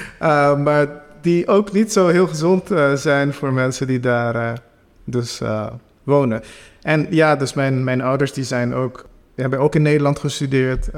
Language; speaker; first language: Dutch; non-native, local second language; Papiamento